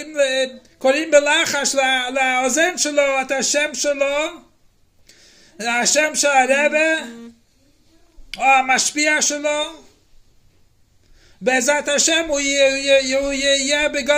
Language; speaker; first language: Hebrew; non-native, fluent; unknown